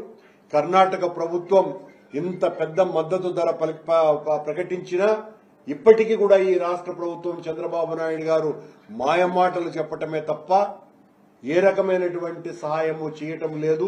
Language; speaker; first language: Telugu; native; Telugu